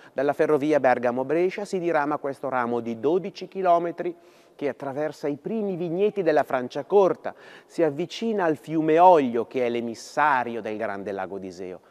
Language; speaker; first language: Italian; native; Italian